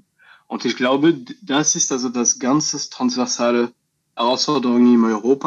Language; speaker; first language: German; non-native, learner; French